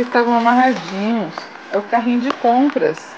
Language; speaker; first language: Portuguese; native; Portuguese